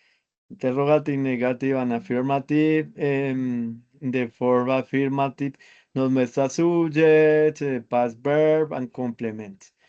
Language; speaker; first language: English; non-native, learner; Spanish